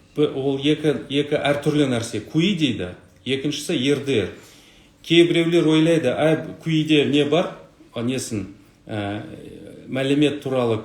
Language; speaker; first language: Kazakh; non-native, local second language; Russian